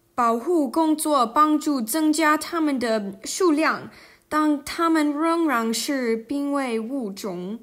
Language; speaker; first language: Chinese; non-native, learner; English